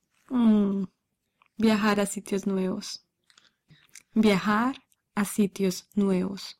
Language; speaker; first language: Spanish; native; Spanish